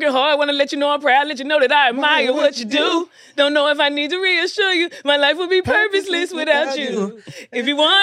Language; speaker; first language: English; native; English